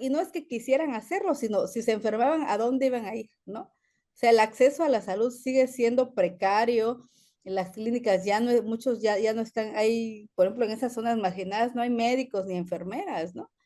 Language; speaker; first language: Spanish; native; Spanish